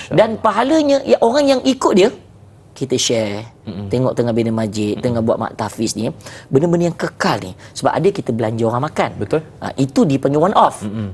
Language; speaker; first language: Malay; native; Malay